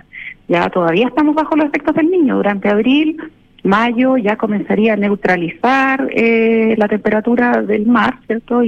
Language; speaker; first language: Spanish; native; Spanish